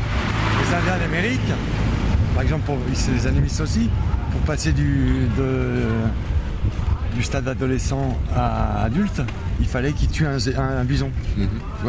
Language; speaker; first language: French; native; French